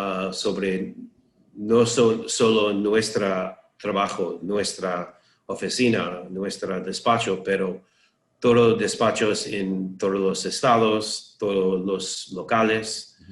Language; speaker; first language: Spanish; non-native, learner; English